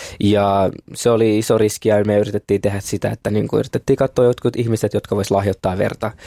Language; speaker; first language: Finnish; early bilingual, other home language; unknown